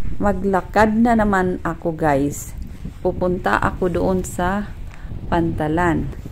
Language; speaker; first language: Filipino; non-native, local second language; Cebuano